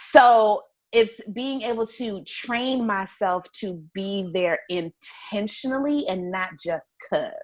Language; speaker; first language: English; native; English